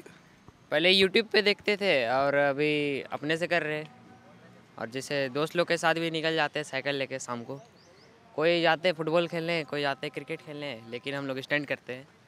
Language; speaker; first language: Hindi; native; Hindi